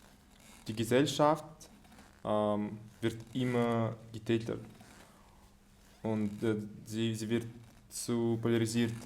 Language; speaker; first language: German; non-native, learner; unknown